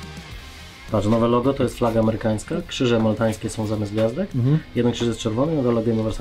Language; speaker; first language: Polish; native; Polish